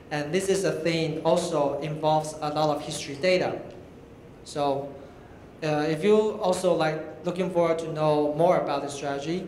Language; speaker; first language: English; non-native, fluent; Chinese